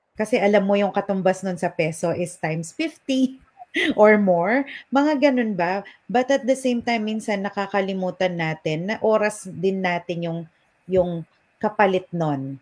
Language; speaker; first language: Filipino; non-native, local second language; Pampanga